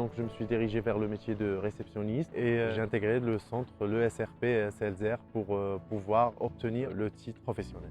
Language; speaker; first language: French; non-native, local second language; Arabic